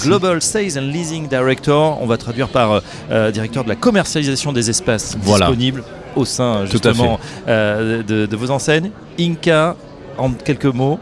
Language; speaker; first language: French; native; French